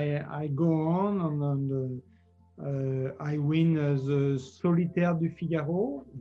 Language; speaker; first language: English; non-native, learner; French